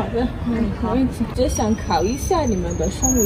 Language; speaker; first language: Chinese; non-native, fluent; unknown